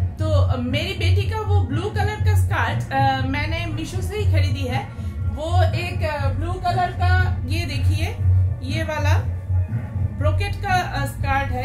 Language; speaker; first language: Hindi; non-native, local second language; Bangla